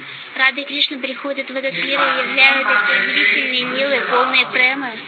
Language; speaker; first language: Russian; native; Russian